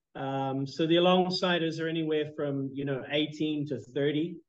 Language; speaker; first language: English; native; English